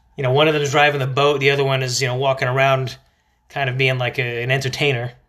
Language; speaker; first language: English; native; English